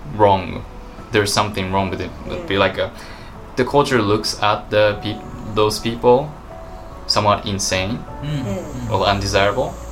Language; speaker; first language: English; non-native, fluent; Japanese